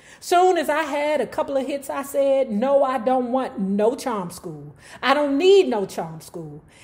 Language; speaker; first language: English; native; English